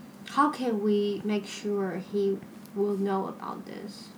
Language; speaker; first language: English; non-native, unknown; Chinese